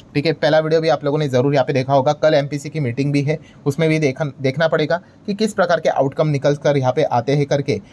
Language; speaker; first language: Hindi; native; Hindi